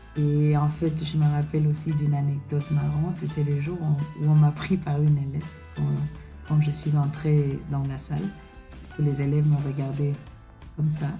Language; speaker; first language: French; early bilingual, other home language; Spanish